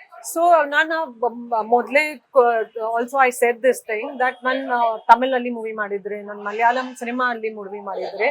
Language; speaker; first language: Kannada; non-native, learner; Hindi